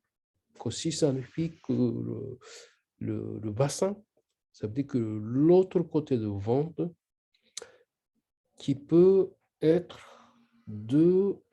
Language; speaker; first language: French; non-native, learner; Japanese